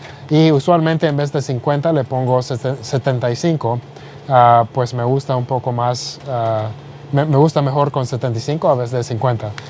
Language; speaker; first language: Spanish; early bilingual, heritage; Spanish